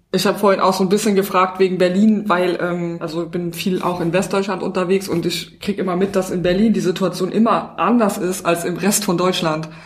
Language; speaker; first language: German; native; German